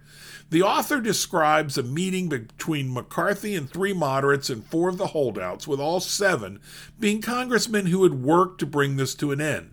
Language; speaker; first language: English; native; English